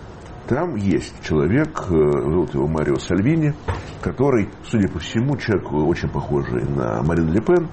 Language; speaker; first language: Russian; native; Russian